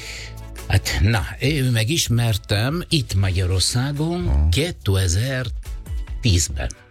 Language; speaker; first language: Hungarian; non-native, learner; Italian